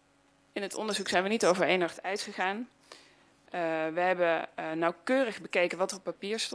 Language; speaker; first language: Dutch; native; Dutch